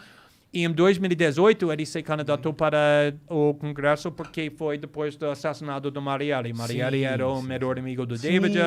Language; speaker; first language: Portuguese; non-native, fluent; English